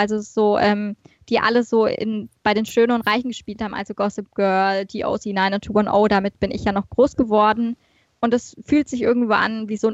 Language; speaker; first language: German; native; German